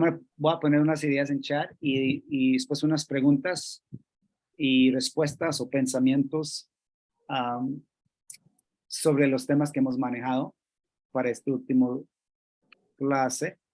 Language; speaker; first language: Spanish; non-native, fluent; English